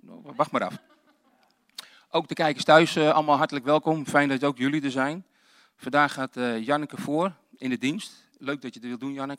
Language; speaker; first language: Dutch; native; Dutch